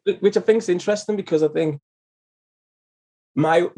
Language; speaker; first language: English; native; English